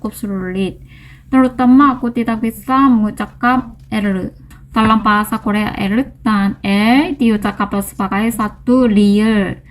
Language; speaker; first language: Indonesian; non-native, learner; Korean